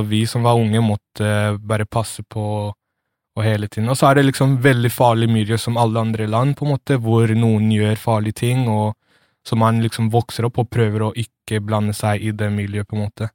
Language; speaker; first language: Norwegian; early bilingual, other home language; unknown